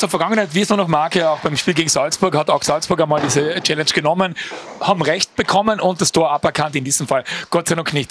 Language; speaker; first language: German; native; German